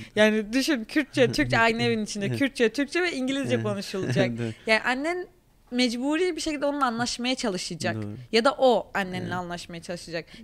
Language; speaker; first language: Turkish; native; Turkish